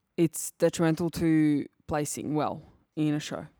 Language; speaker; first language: English; early bilingual, other home language; Serbian